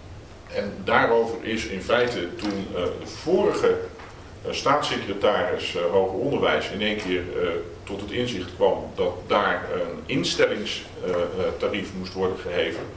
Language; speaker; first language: Dutch; native; Dutch